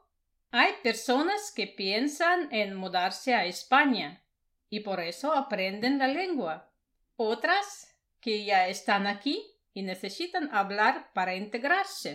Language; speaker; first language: Spanish; non-native, fluent; Russian